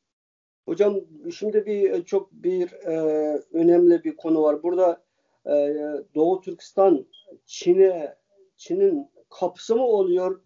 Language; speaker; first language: Turkish; early bilingual, heritage; Uyghur